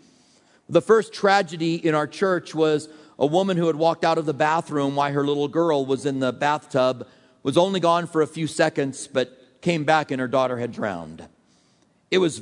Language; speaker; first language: English; native; English